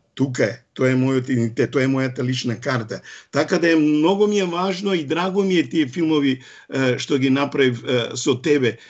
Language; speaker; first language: Macedonian; non-native, local second language; Romany